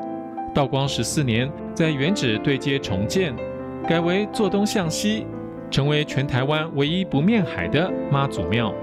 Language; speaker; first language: Chinese; native; Chinese